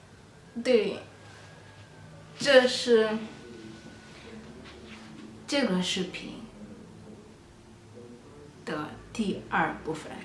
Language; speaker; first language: Chinese; non-native, fluent; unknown